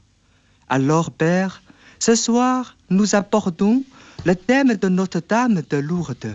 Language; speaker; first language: French; non-native, fluent; Chinese